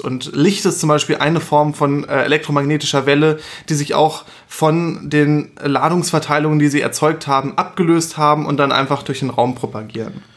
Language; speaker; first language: German; native; German